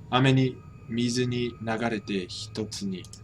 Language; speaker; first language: Japanese; non-native, fluent; English